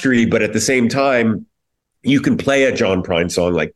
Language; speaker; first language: English; native; English